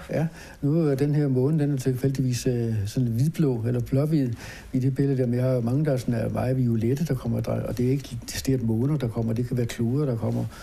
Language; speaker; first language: Danish; native; Danish